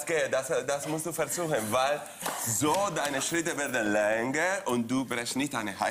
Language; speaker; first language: German; non-native, fluent; Spanish